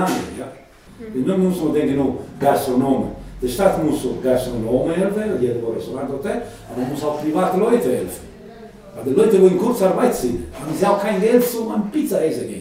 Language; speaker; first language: German; non-native, learner; Italian